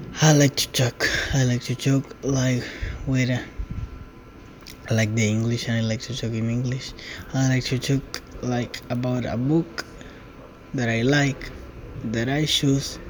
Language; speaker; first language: English; non-native, learner; Spanish